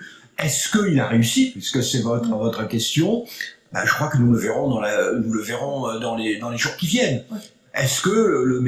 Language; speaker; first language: French; native; French